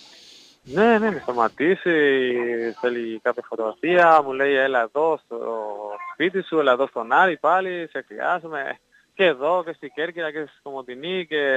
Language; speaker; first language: Greek; non-native, learner; Spanish